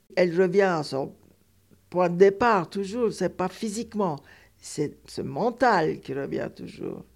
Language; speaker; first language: French; non-native, fluent; Turkish